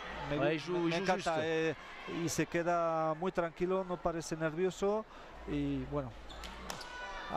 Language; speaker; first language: Spanish; non-native, fluent; French